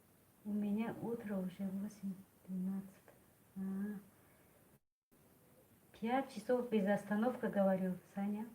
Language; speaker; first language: Russian; non-native, learner; Tajik